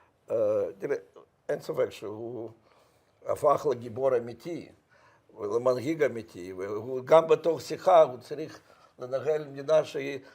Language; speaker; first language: Hebrew; non-native, fluent; Russian